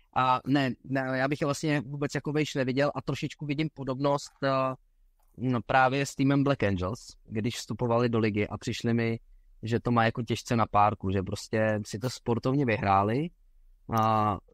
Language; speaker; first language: Czech; native; Czech